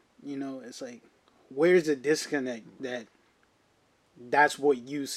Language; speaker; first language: English; early bilingual, other home language; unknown